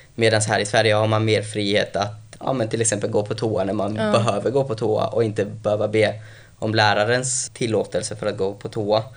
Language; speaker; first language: Swedish; early bilingual, other home language; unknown